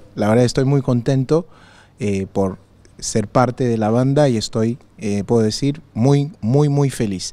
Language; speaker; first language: Spanish; non-native, fluent; Haitian Creole